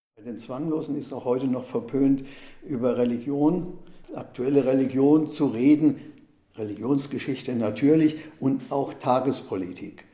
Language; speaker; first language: German; native; German